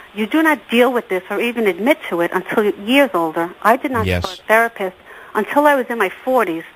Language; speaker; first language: English; native; English